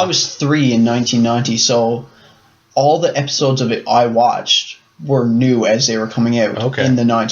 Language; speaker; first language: English; native; English